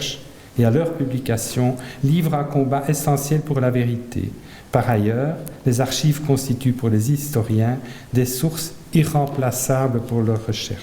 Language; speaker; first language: French; native; French